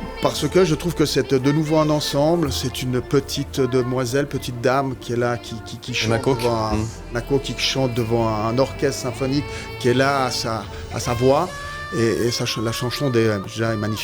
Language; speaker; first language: French; native; French